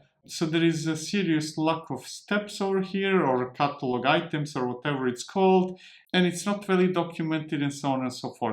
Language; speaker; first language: English; non-native, fluent; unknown